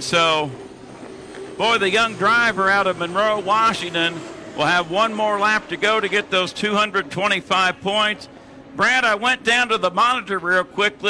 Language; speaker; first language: English; native; English